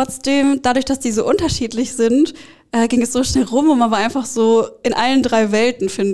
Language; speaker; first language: German; native; German